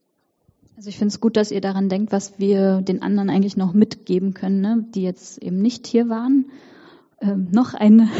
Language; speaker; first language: German; native; German